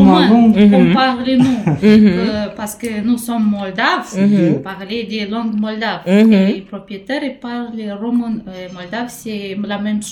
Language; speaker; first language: French; non-native, learner; Romanian